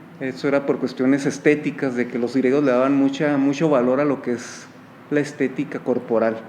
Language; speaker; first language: Spanish; native; Spanish